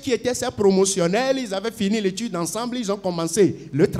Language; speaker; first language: French; non-native, local second language; Ewe